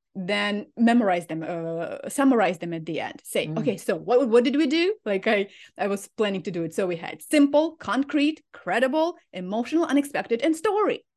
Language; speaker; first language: English; non-native, fluent; Ukrainian